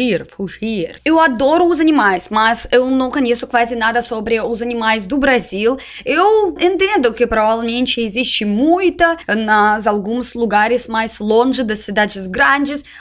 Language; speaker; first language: Portuguese; non-native, learner; Russian